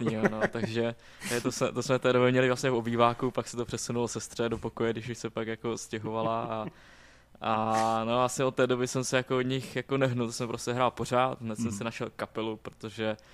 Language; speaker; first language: Czech; native; Czech